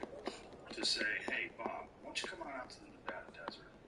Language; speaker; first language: English; native; English